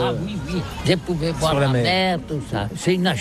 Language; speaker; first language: French; non-native, learner; Catalan